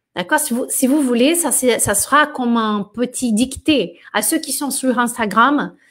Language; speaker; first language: French; non-native, fluent; Portuguese